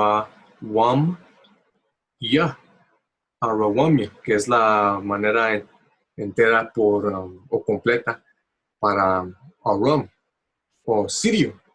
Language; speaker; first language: Spanish; early bilingual, heritage; Spanish